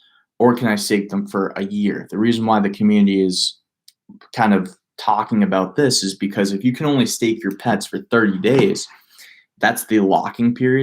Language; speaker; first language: English; native; English